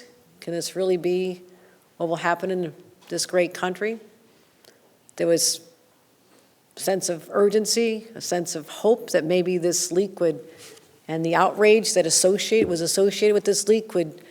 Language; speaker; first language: English; native; English